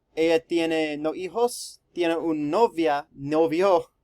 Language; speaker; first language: Spanish; non-native, learner; English